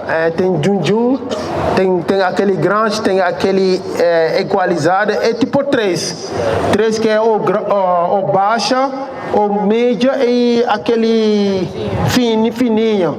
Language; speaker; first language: Portuguese; non-native, fluent; Wolof